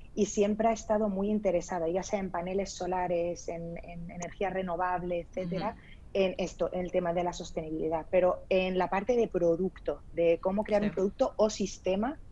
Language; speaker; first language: Spanish; early bilingual, other home language; Arabic